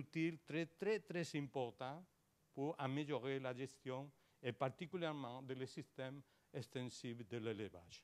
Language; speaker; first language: French; non-native, learner; Spanish